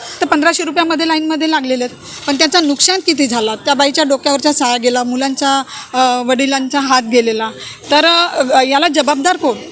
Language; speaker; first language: Marathi; native; Marathi